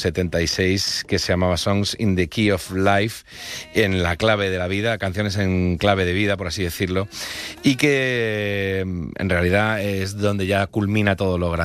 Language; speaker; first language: Spanish; native; Spanish